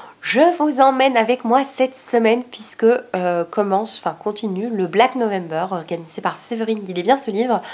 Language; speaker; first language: French; native; French